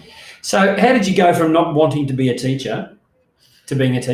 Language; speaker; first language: English; native; English